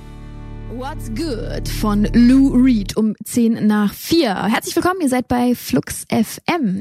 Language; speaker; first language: German; native; German